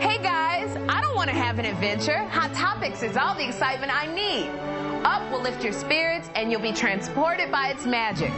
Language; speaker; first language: English; native; English